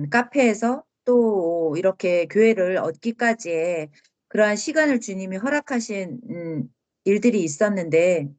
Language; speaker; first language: Korean; native; Korean